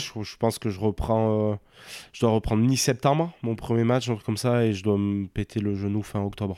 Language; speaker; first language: French; native; French